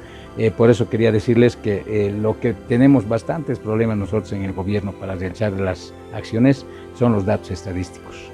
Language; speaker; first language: Spanish; native; Spanish